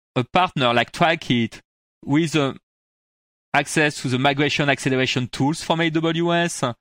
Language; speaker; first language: English; non-native, fluent; French